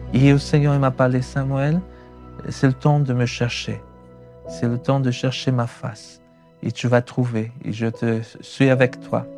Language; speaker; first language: French; non-native, fluent; Portuguese